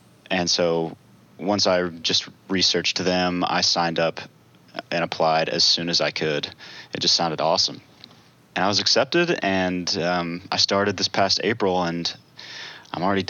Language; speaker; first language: English; native; English